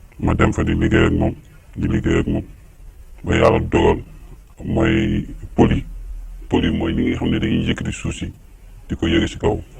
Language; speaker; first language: Wolof; native; Wolof